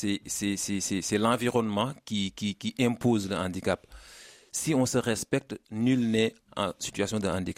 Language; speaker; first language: French; non-native, local second language; Wolof